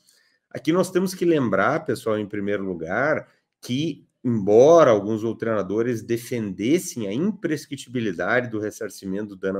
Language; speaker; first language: Portuguese; native; Portuguese